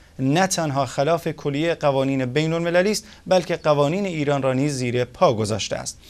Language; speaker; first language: Persian; non-native, local second language; Central Kurdish